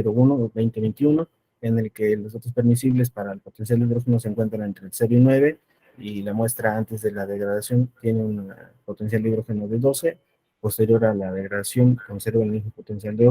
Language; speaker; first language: Spanish; native; Spanish